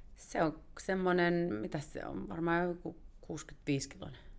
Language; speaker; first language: Finnish; native; Finnish